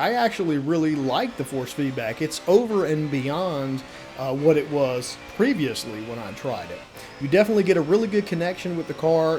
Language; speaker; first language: English; native; English